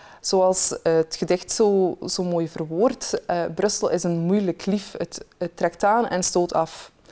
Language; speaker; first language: Dutch; native; Dutch